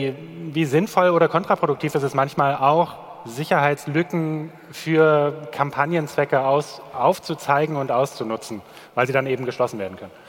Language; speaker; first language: German; native; German